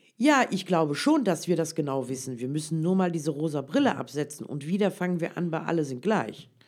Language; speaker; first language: German; early bilingual, other home language; Turkish